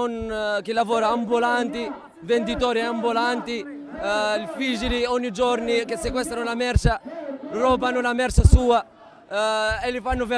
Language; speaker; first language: Italian; non-native, learner; Arabic